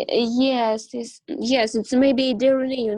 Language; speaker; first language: English; non-native, learner; Ukrainian